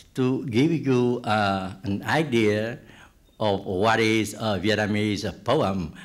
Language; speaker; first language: English; non-native, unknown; Vietnamese